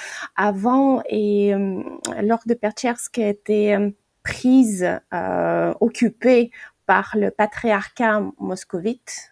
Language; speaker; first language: French; non-native, fluent; Ukrainian